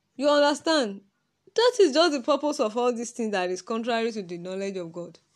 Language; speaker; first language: English; non-native, local second language; Yoruba